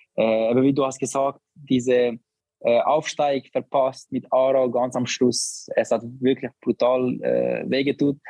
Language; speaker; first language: German; non-native, learner; Albanian